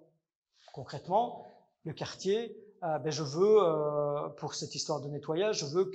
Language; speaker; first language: French; native; French